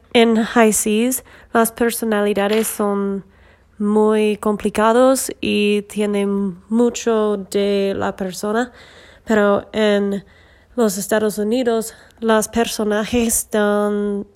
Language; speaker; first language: Spanish; non-native, learner; English